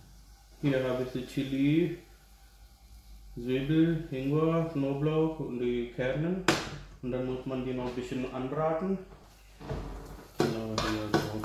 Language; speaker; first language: German; non-native, learner; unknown